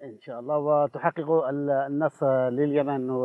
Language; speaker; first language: Arabic; native; Arabic